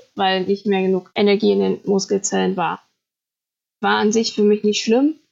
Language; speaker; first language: German; native; German